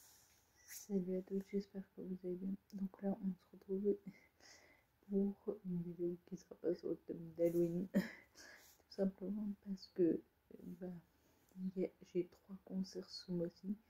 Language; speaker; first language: French; native; French